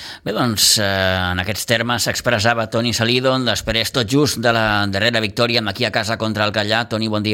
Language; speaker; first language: Catalan; native; Catalan